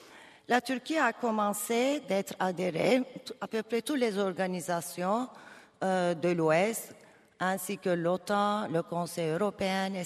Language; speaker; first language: French; non-native, fluent; Turkish